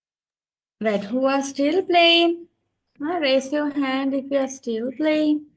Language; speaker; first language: English; non-native, local second language; Sinhala